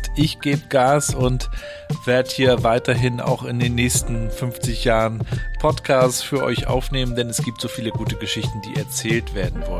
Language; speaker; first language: German; native; German